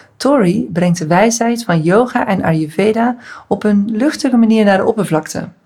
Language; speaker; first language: Dutch; native; Dutch